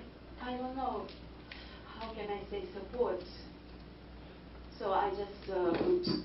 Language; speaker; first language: English; non-native, fluent; Japanese